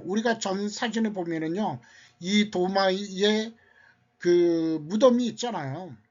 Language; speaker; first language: Korean; native; Korean